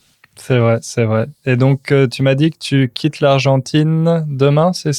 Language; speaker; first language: French; native; French